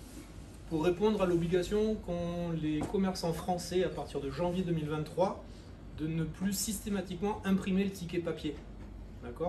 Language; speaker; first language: French; native; French